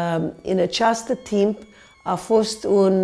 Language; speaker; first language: Romanian; early bilingual, heritage; Romanian